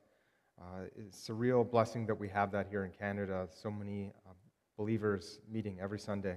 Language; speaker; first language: English; native; English